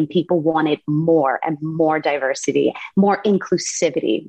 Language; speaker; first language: English; native; English